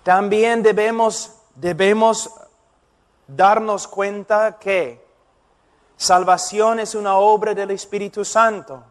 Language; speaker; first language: Spanish; non-native, fluent; English